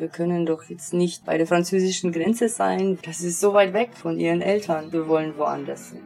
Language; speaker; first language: German; early bilingual, other home language; Polish